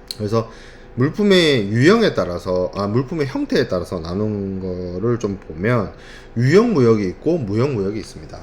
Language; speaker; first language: Korean; native; Korean